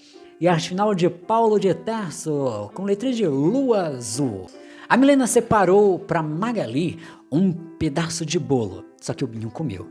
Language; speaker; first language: Portuguese; native; Portuguese